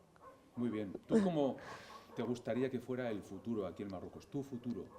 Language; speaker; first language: Spanish; native; Spanish